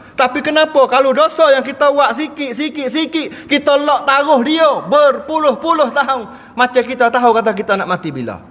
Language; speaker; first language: Malay; native; Malay